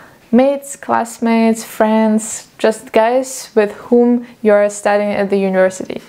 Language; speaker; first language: English; non-native, fluent; Russian